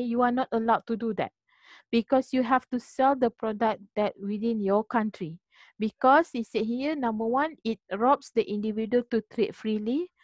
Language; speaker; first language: English; non-native, local second language; Malay